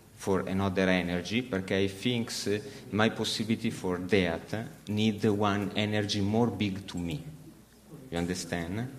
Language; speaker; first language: English; non-native, learner; Italian